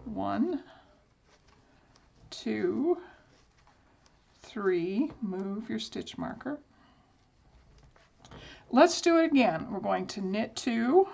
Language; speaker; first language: English; native; English